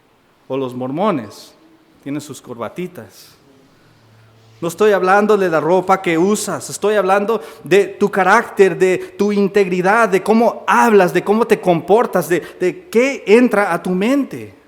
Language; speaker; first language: Spanish; native; Spanish